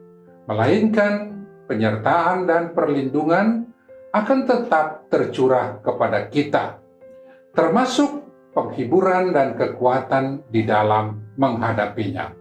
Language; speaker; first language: Malay; native; Malay